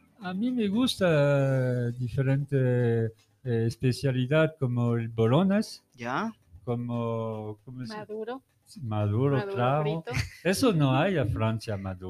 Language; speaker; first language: Spanish; non-native, learner; French